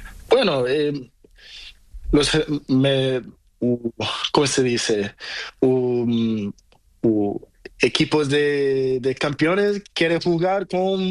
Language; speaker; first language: Spanish; non-native, learner; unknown